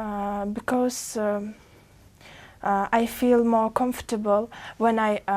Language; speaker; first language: English; non-native, learner; Uzbek